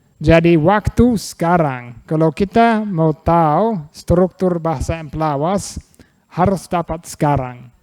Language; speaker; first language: Indonesian; non-native, fluent; English